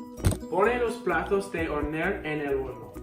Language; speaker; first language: Spanish; non-native, learner; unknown